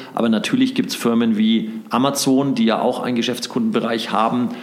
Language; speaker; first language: German; native; German